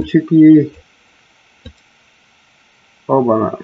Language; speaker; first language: Russian; native; Russian